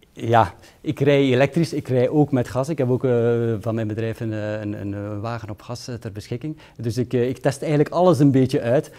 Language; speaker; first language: Dutch; native; Dutch